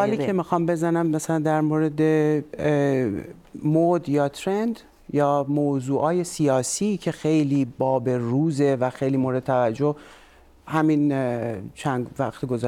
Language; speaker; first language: Persian; native; Persian